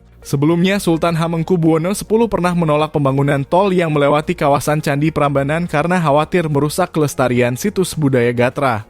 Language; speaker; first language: Indonesian; native; Indonesian